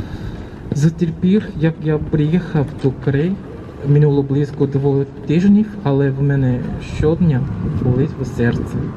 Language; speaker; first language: Ukrainian; non-native, learner; Korean